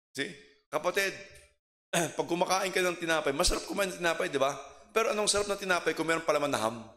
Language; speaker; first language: Filipino; non-native, local second language; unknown